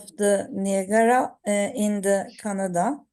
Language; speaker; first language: English; non-native, learner; Turkish